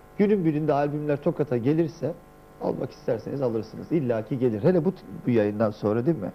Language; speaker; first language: Turkish; native; Turkish